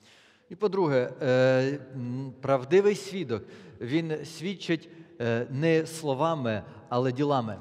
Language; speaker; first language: Polish; non-native, learner; Ukrainian